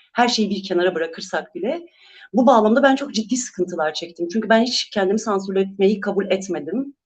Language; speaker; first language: Turkish; non-native, local second language; Kurdish